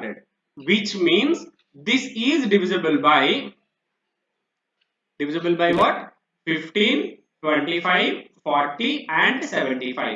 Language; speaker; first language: English; non-native, local second language; Telugu